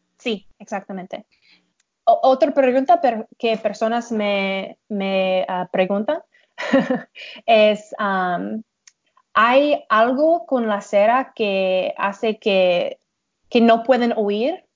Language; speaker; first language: Spanish; non-native, learner; English